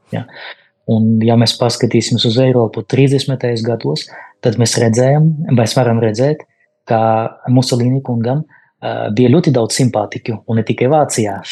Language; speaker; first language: Latvian; non-native, local second language; Russian